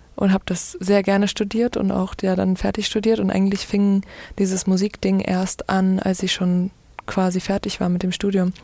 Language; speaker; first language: German; native; German